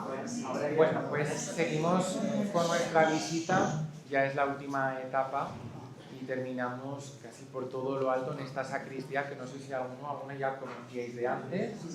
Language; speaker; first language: Spanish; native; Spanish